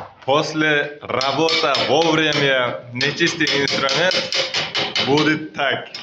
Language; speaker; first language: Russian; non-native, learner; Uzbek